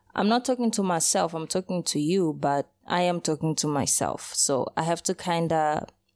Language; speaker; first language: English; early bilingual, other home language; Portuguese